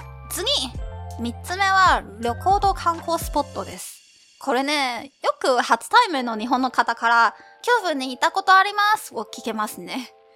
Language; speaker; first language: Japanese; non-native, fluent; Chinese